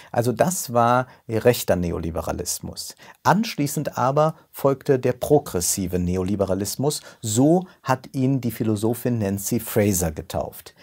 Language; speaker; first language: German; native; German